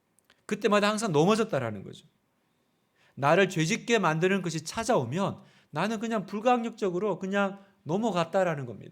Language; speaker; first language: Korean; native; Korean